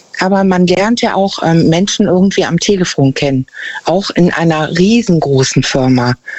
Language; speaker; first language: German; native; German